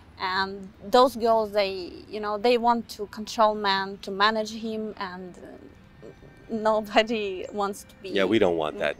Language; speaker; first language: English; non-native, fluent; Ukrainian